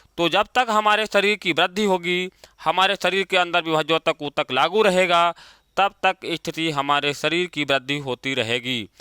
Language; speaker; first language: Hindi; native; Hindi